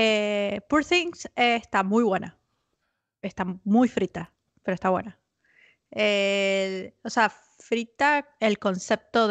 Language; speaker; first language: Spanish; native; Spanish